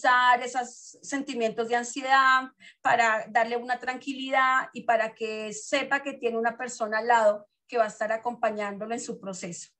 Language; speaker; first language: Spanish; native; Spanish